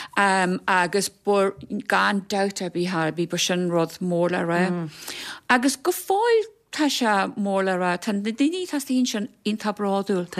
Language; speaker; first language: Irish; native; Irish